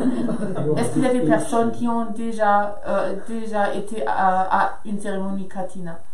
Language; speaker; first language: French; non-native, fluent; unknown